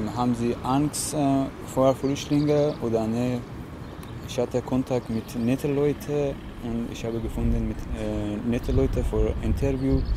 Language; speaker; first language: German; non-native, learner; Persian